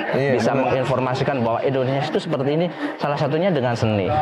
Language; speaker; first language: Indonesian; native; Indonesian